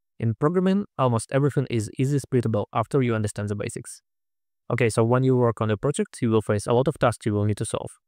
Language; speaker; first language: English; non-native, fluent; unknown